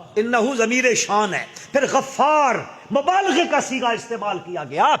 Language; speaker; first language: Urdu; non-native, local second language; Punjabi